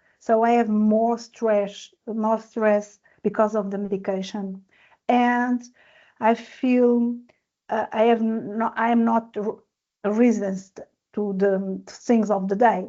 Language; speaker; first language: English; non-native, learner; Portuguese